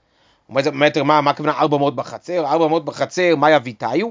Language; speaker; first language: Hebrew; native; Hebrew